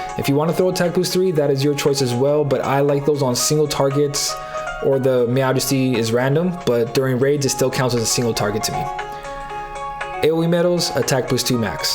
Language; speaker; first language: English; native; English